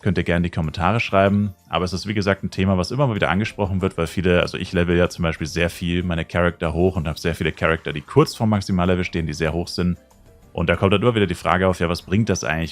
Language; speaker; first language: German; native; German